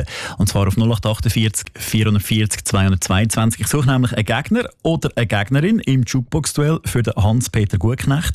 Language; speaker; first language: German; native; German